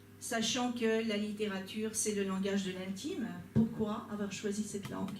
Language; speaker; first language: French; native; French